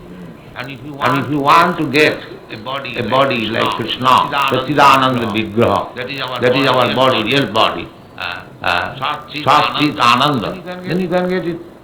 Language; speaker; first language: English; non-native, local second language; Bangla